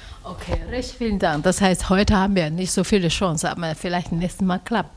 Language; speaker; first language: German; non-native, learner; Chinese